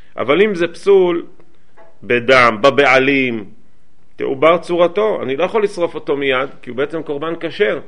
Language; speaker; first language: Hebrew; native; Hebrew